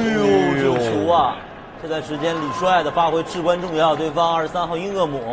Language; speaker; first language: Chinese; native; Chinese